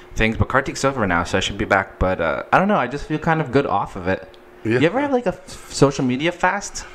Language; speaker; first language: English; native; English